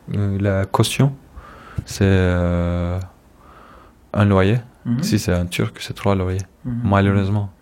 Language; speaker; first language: French; non-native, fluent; Turkish